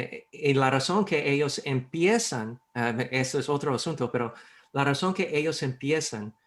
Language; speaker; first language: Spanish; non-native, fluent; English